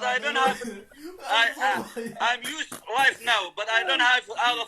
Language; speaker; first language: English; non-native, learner; Arabic